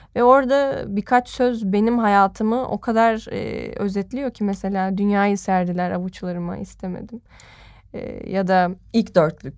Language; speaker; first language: Turkish; native; Turkish